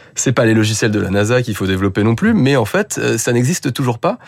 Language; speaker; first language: French; native; French